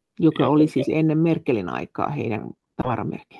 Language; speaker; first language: Finnish; native; Finnish